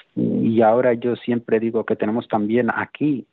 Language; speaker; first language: Spanish; native; Spanish